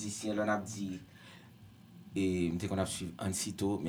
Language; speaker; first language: English; non-native, learner; Haitian Creole